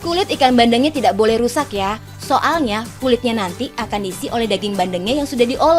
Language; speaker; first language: Indonesian; native; Indonesian